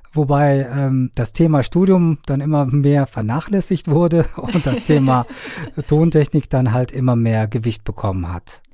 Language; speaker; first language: German; non-native, fluent; Persian